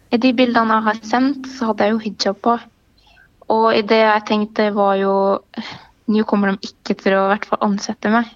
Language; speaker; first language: Norwegian; early bilingual, other home language; Arabic